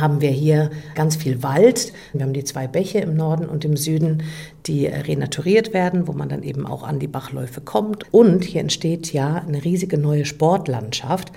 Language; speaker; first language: German; native; German